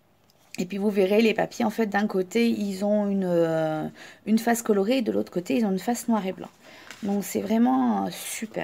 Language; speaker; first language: French; native; French